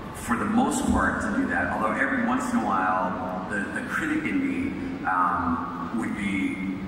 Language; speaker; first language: English; native; English